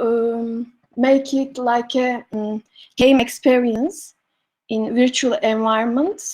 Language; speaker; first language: English; non-native, learner; Turkish